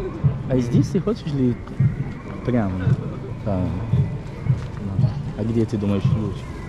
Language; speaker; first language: Russian; non-native, learner; Portuguese